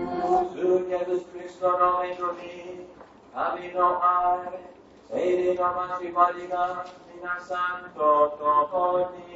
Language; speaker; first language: Japanese; non-native, fluent; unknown